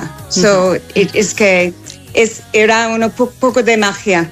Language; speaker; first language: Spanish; non-native, fluent; English